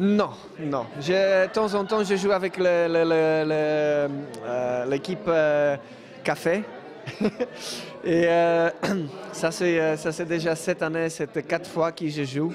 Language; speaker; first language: French; non-native, learner; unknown